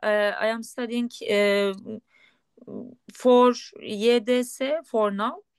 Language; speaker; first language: English; non-native, learner; Turkish